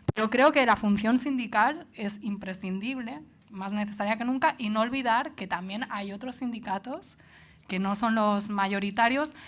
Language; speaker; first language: Spanish; non-native, local second language; Catalan